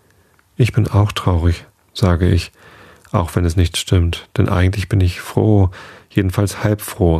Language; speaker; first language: German; native; German